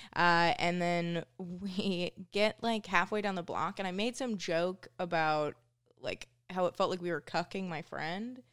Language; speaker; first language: English; native; English